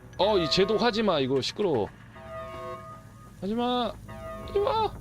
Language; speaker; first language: Korean; native; Korean